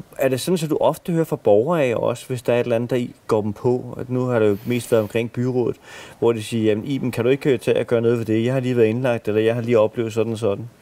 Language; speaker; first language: Danish; native; Danish